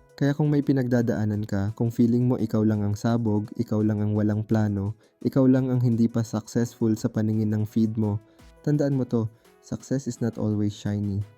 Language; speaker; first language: Filipino; native; Filipino